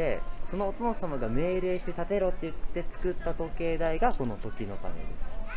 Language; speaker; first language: Japanese; native; Japanese